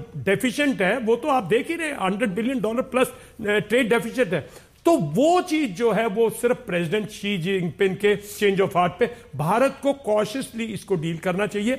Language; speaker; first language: Hindi; native; Hindi